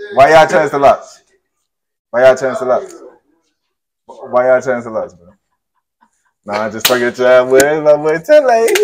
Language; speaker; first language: English; native; English